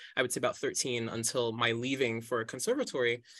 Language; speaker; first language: English; native; English